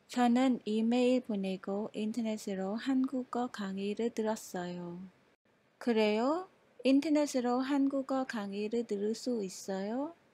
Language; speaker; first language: Korean; non-native, fluent; Khmer